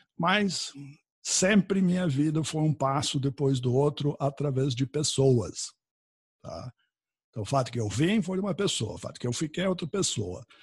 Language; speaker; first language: Portuguese; non-native, fluent; English